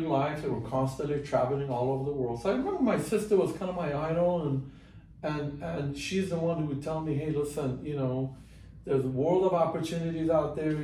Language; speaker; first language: English; non-native, fluent; Persian